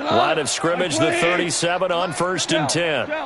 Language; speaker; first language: English; native; English